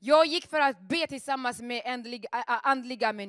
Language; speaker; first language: Swedish; non-native, fluent; Rundi